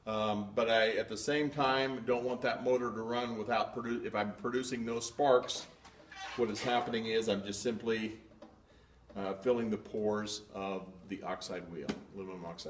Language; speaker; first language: English; native; English